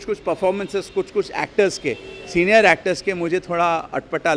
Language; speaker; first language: Hindi; native; Hindi